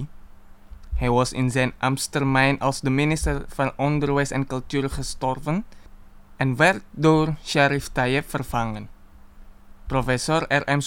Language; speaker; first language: Dutch; non-native, fluent; Indonesian